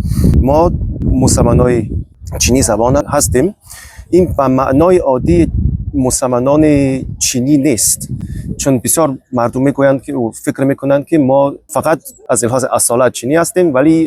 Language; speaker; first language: Persian; non-native, fluent; Chinese